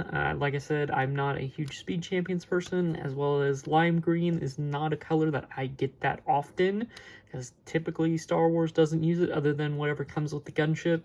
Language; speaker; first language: English; native; English